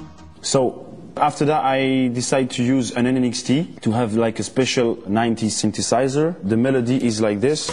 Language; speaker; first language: English; non-native, fluent; French